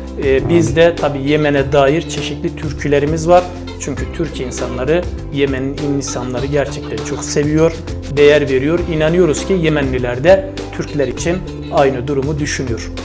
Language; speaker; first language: Turkish; native; Turkish